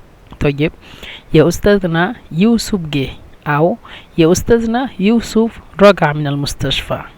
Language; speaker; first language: Arabic; non-native, fluent; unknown